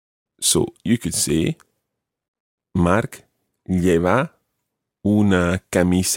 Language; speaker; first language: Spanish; non-native, fluent; English